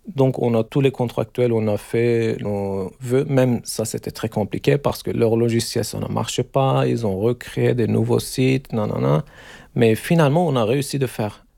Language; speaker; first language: French; non-native, learner; Turkish